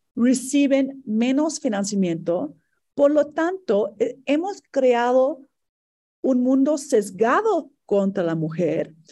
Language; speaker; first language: Spanish; non-native, fluent; English